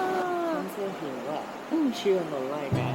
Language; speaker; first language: Japanese; non-native, learner; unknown